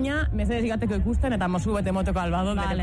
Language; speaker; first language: Basque; native; Basque